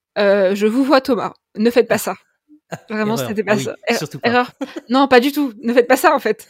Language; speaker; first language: French; native; French